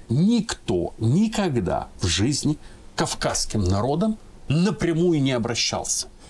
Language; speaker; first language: Russian; non-native, local second language; Ingush